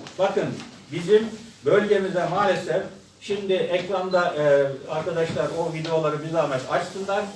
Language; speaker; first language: Turkish; native; Turkish